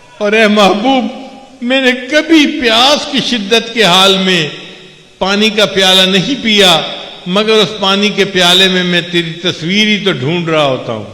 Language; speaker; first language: Urdu; non-native, local second language; Punjabi